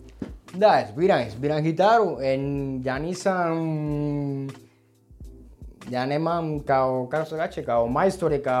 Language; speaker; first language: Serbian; non-native, learner; Spanish